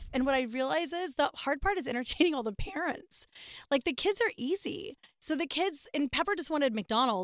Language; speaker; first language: English; native; English